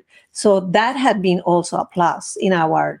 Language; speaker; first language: English; non-native, fluent; Spanish